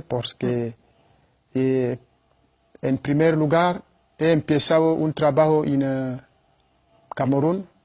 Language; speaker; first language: Spanish; non-native, fluent; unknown